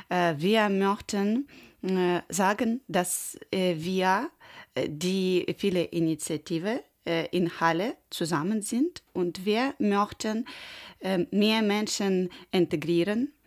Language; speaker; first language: German; non-native, learner; Ukrainian